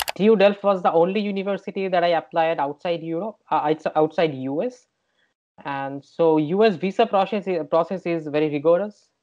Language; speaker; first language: English; non-native, local second language; Bangla